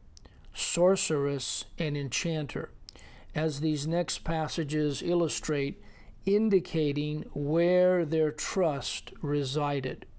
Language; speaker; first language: English; native; English